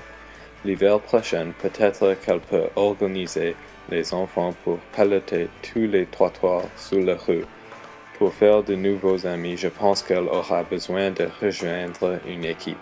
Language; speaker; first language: French; non-native, learner; English